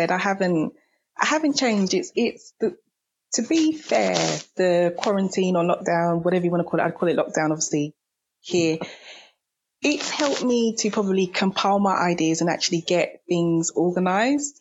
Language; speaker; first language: English; native; English